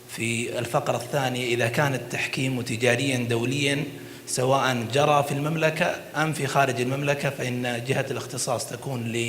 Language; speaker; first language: Arabic; native; Arabic